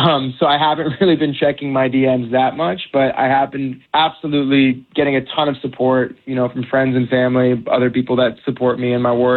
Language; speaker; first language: English; non-native, local second language; Persian